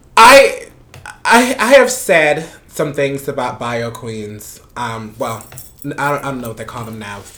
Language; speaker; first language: English; non-native, fluent; Spanish